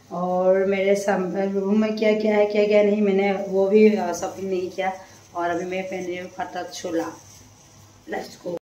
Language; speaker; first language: Hindi; non-native, local second language; Assamese